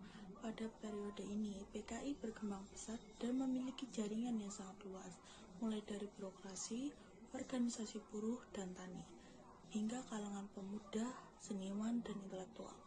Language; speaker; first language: Indonesian; native; Indonesian